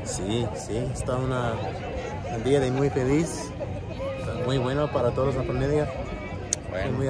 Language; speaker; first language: Spanish; non-native, learner; English